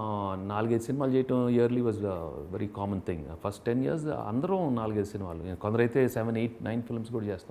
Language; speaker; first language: Telugu; native; Telugu